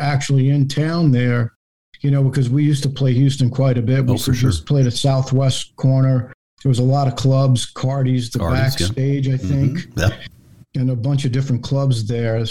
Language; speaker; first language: English; native; English